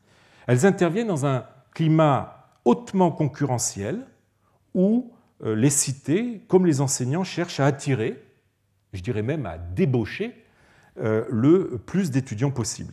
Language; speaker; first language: French; native; French